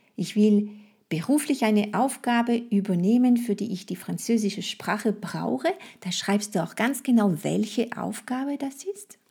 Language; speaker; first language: German; non-native, fluent; French